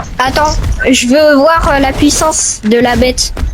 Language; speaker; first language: French; native; French